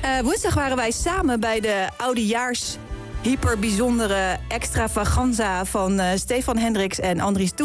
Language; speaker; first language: Dutch; native; Dutch